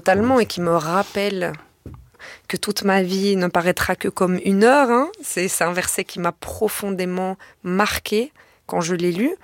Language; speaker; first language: French; native; French